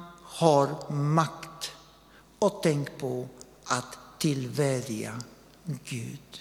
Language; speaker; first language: Swedish; non-native, fluent; Spanish